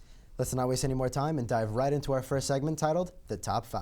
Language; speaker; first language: English; native; English